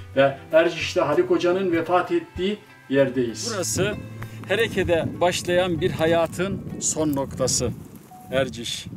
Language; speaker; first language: Turkish; native; Turkish